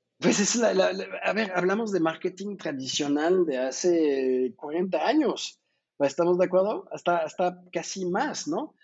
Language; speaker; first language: Spanish; non-native, fluent; French